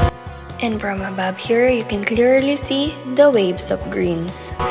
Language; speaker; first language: English; non-native, local second language; Filipino